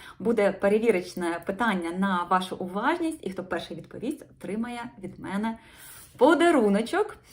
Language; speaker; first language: Ukrainian; non-native, local second language; Russian